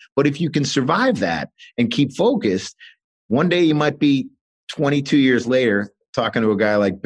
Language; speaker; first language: English; native; English